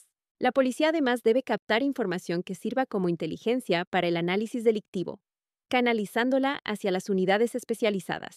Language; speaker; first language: Spanish; native; Spanish